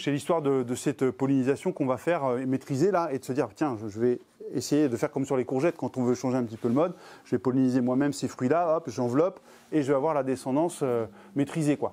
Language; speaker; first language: French; native; French